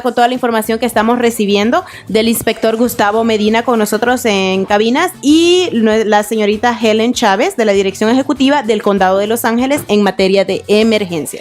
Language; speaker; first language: Spanish; native; Spanish